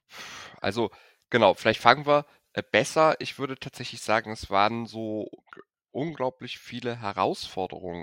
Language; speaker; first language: German; native; German